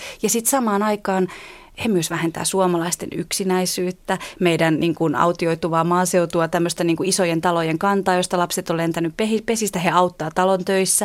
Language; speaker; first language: Finnish; native; Finnish